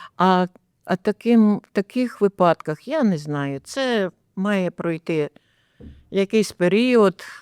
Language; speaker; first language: Ukrainian; native; Ukrainian